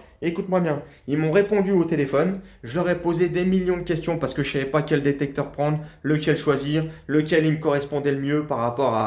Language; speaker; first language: French; native; French